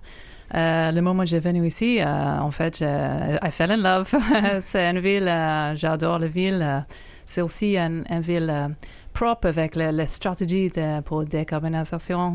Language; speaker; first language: French; non-native, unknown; English